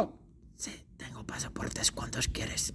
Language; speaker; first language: Spanish; non-native, learner; English